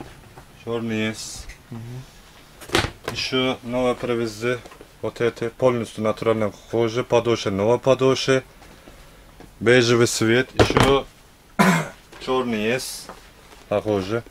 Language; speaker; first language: Russian; non-native, learner; Turkish